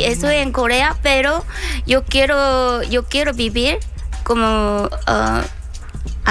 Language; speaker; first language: Spanish; non-native, learner; Korean